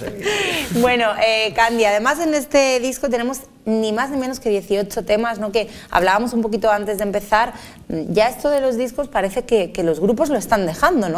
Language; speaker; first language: Spanish; native; Spanish